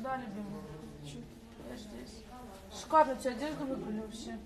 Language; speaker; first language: Russian; native; Russian